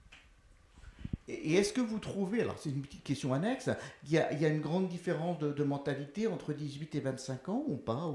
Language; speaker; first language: French; native; French